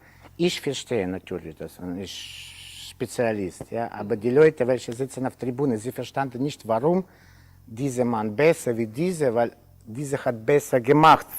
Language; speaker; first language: German; non-native, learner; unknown